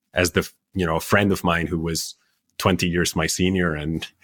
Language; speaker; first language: English; native; English